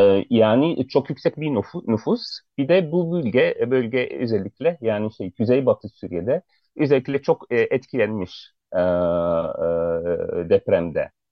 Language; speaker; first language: Turkish; non-native, fluent; Arabic